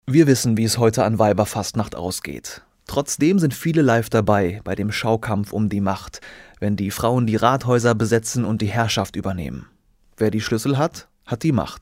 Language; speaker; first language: German; native; German